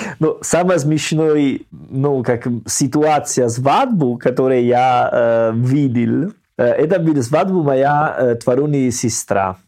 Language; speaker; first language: Russian; non-native, learner; Italian